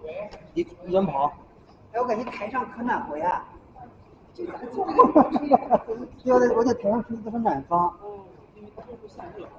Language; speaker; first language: Chinese; native; Chinese